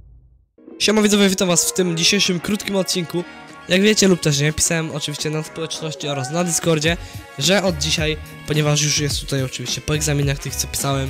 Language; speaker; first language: Polish; native; Polish